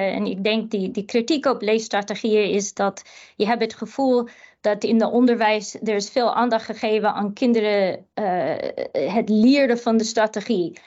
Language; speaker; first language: Dutch; non-native, fluent; English